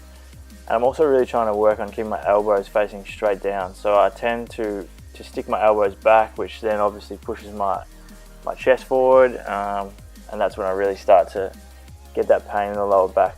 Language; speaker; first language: English; native; English